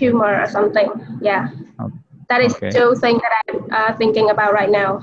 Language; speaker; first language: English; non-native, learner; Vietnamese